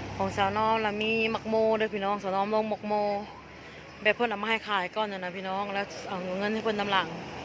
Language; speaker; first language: Thai; native; Thai